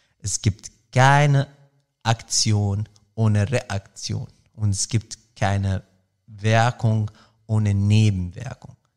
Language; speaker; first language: German; non-native, fluent; Arabic